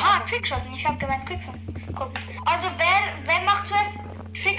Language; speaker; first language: German; non-native, fluent; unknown